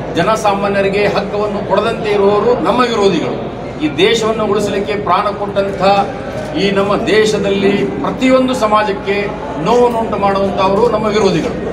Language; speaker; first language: Kannada; non-native, local second language; Urdu